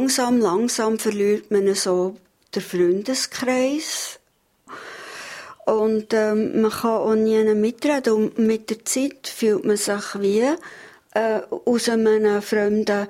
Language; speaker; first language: German; native; German